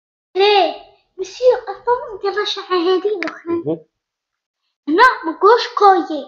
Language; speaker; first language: French; non-native, local second language; Arabic